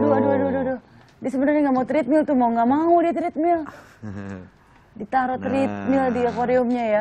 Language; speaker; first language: Indonesian; native; Indonesian